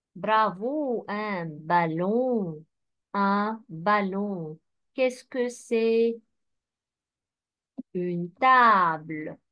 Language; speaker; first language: French; non-native, fluent; Arabic